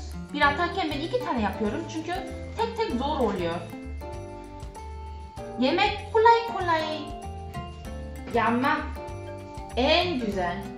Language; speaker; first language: Turkish; non-native, fluent; Korean